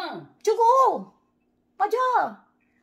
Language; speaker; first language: Korean; non-native, learner; Filipino